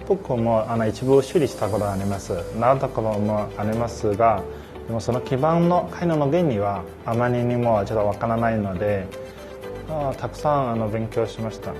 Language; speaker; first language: Japanese; non-native, fluent; Chinese